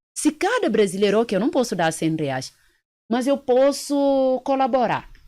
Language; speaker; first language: Portuguese; early bilingual, other home language; Upper Guinea Crioulo